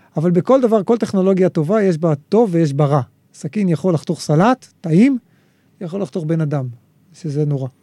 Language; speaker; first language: Hebrew; native; Hebrew